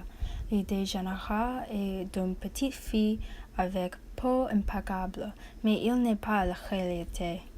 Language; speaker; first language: French; non-native, learner; English